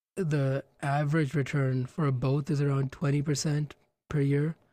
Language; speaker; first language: English; non-native, local second language; Hindi